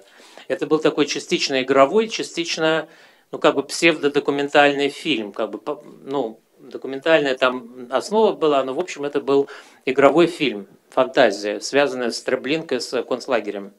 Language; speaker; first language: Russian; native; Russian